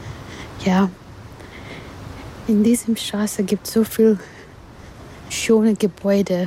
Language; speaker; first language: German; non-native, learner; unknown